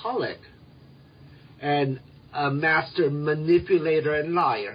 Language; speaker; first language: English; early bilingual, other home language; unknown